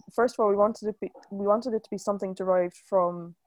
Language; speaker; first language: English; native; English